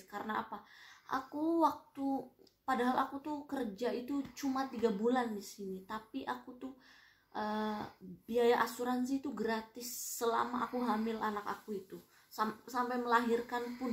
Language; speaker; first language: Indonesian; non-native, local second language; Javanese